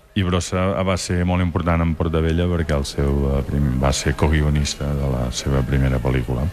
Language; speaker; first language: Catalan; native; Catalan